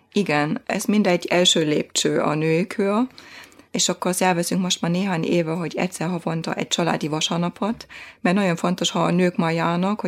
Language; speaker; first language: Hungarian; non-native, fluent; German